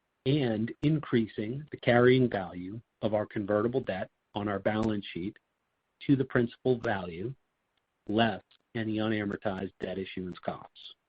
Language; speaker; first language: English; native; English